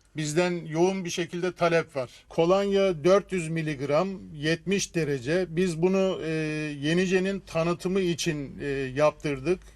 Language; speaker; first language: Turkish; native; Turkish